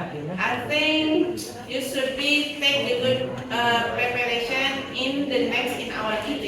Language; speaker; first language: English; non-native, fluent; Indonesian